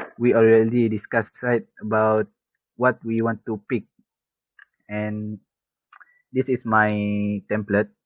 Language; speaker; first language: English; non-native, local second language; Malay